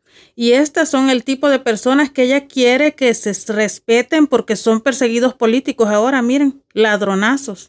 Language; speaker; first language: Spanish; native; Spanish